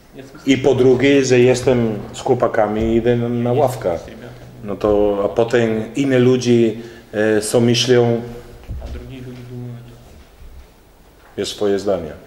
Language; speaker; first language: Polish; non-native, learner; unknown